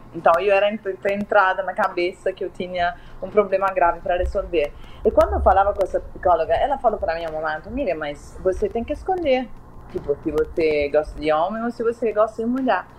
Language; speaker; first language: Portuguese; non-native, fluent; Italian